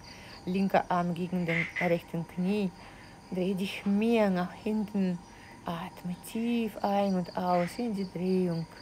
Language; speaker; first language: German; non-native, fluent; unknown